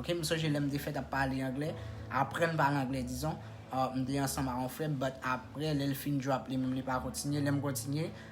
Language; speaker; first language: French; non-native, local second language; Haitian Creole